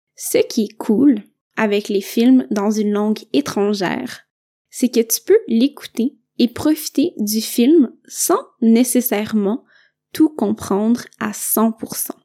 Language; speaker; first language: French; native; French